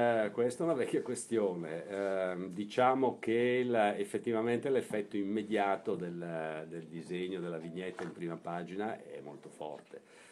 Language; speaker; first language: Italian; native; Italian